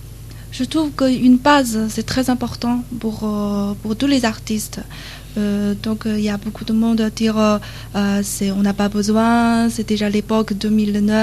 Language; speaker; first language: French; non-native, learner; Chinese